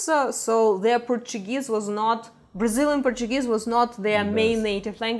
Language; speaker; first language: English; non-native, fluent; Ukrainian